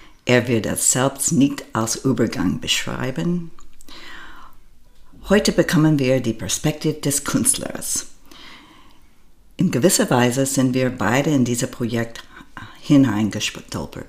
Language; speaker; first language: German; non-native, learner; English